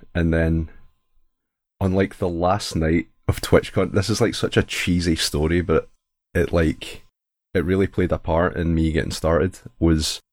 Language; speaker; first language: English; native; English